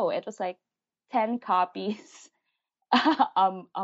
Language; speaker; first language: English; native; English